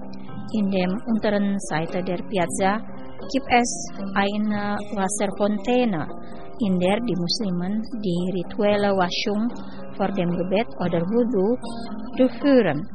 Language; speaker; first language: German; non-native, fluent; Indonesian